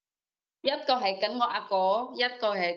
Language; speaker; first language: Cantonese; non-native, learner; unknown